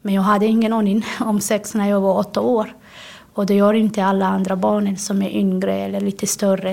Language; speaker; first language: Swedish; non-native, fluent; Somali